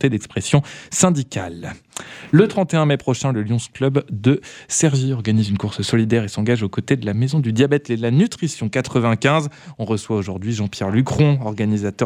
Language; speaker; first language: French; native; French